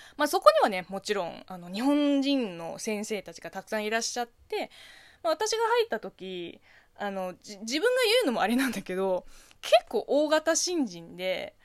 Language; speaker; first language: Japanese; non-native, fluent; Chinese